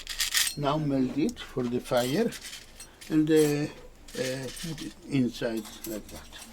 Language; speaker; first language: English; non-native, learner; Greek